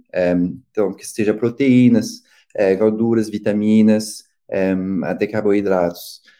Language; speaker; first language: Portuguese; non-native, fluent; French